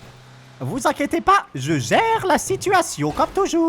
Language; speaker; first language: French; native; French